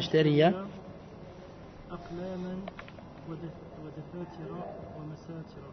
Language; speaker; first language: Arabic; non-native, learner; French